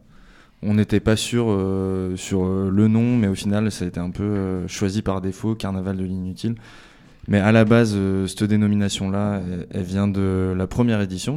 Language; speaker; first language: French; native; French